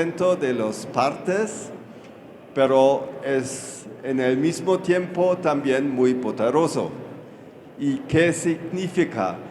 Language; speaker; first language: Spanish; non-native, fluent; German